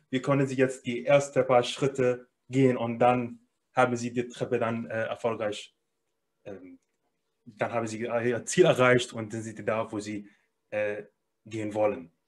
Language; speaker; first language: German; non-native, fluent; Arabic